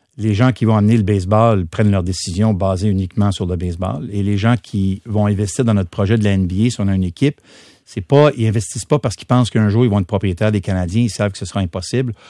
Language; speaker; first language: French; native; French